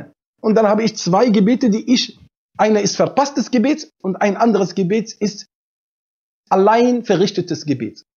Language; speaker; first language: German; non-native, fluent; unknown